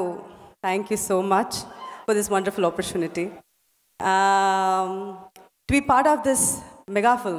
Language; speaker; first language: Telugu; non-native, fluent; Tamil